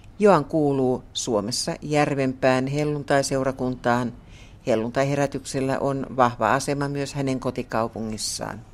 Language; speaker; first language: Finnish; native; Finnish